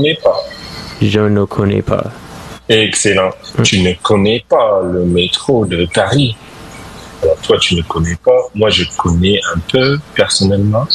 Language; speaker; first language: French; non-native, fluent; English